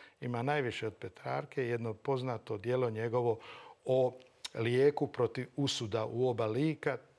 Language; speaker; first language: Croatian; native; Croatian